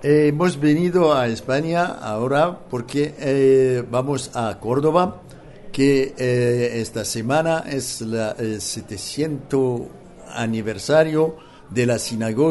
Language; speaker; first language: Spanish; non-native, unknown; French